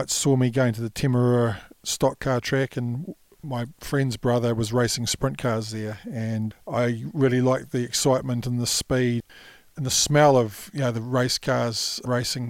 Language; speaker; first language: English; native; English